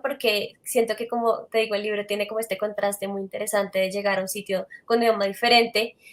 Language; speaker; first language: Spanish; native; Spanish